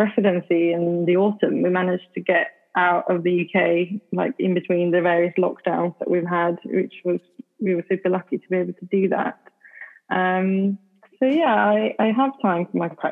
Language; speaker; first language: English; non-native, fluent; Swedish